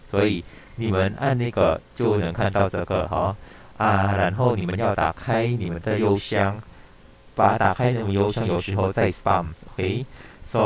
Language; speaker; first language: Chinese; non-native, local second language; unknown